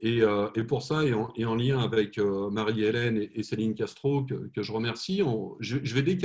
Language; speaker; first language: French; native; French